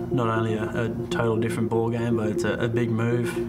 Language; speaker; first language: English; native; English